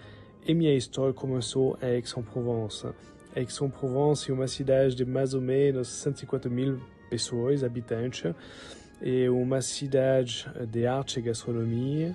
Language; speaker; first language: French; non-native, learner; Portuguese